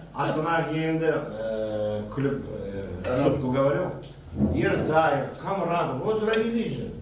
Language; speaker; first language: Russian; non-native, local second language; Kazakh